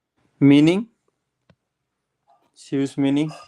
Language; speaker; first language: English; non-native, local second language; Hindi